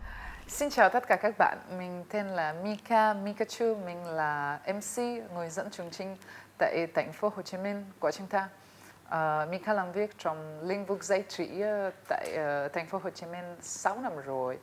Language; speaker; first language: Vietnamese; non-native, fluent; Russian